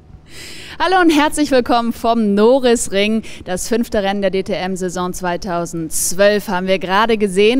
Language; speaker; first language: German; native; German